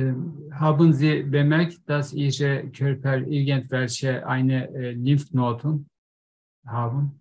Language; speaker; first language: German; non-native, learner; Turkish